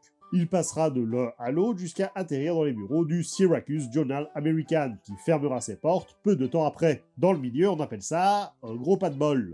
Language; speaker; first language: French; native; French